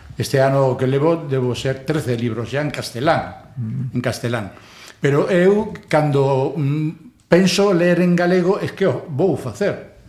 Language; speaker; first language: Galician; non-native, local second language; Spanish